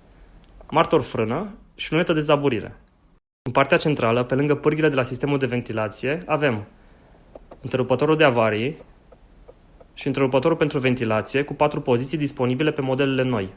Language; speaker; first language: Romanian; native; Romanian